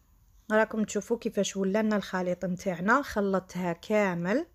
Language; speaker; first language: Arabic; native; Arabic